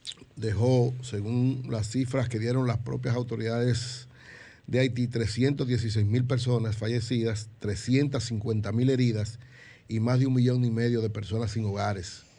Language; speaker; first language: Spanish; native; Spanish